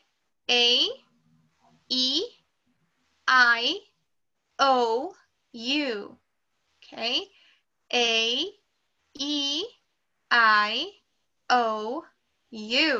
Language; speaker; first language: English; non-native, fluent; Portuguese